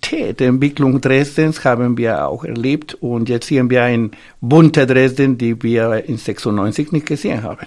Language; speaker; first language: German; non-native, fluent; Spanish